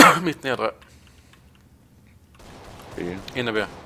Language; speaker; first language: Swedish; native; Swedish